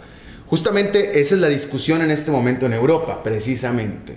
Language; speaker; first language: Spanish; native; Spanish